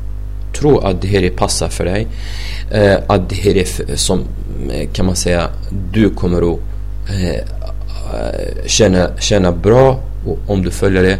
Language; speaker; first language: Swedish; non-native, fluent; Arabic